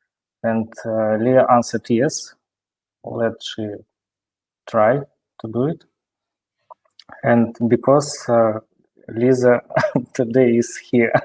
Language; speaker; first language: English; non-native, learner; Russian